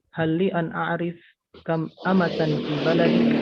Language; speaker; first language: Arabic; non-native, learner; Indonesian